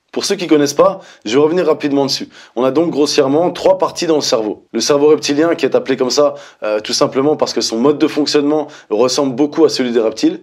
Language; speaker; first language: French; native; French